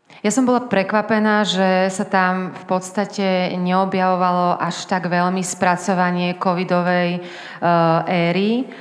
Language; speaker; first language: Slovak; early bilingual, heritage; Slovak